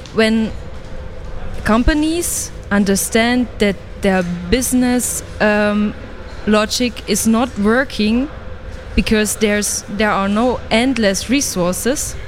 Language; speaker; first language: English; non-native, fluent; German